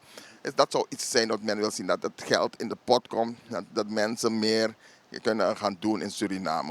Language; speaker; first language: Dutch; native; Dutch